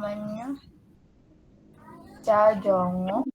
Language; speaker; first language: Korean; non-native, learner; Indonesian